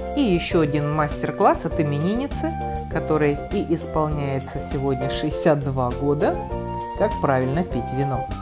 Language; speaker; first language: Russian; native; Russian